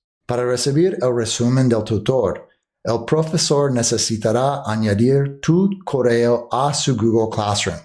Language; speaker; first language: Spanish; non-native, fluent; English